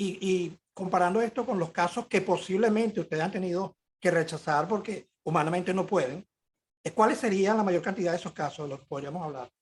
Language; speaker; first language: Spanish; native; Spanish